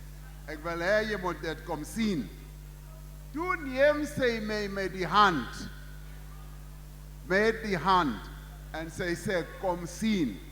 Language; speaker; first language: Afrikaans; non-native, local second language; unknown